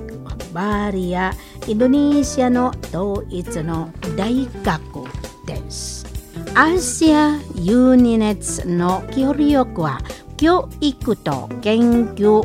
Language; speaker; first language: Japanese; non-native, learner; Indonesian